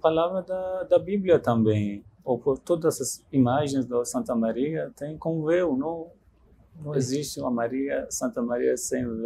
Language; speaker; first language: Portuguese; non-native, learner; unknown